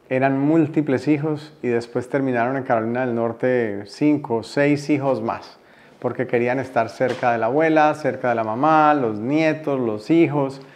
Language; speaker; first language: Spanish; native; Spanish